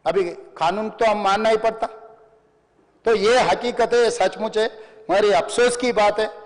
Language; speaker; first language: Hindi; non-native, local second language; Telugu